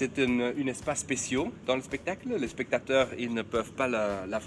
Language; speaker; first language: French; non-native, fluent; Dutch